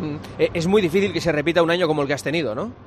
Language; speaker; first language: Spanish; native; Spanish